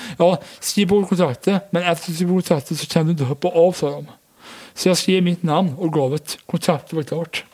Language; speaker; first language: Swedish; native; Swedish